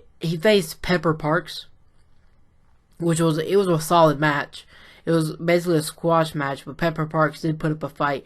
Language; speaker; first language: English; native; English